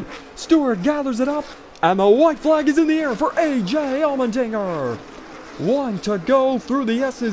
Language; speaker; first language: English; native; English